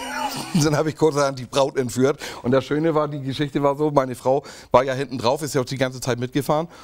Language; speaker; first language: German; native; German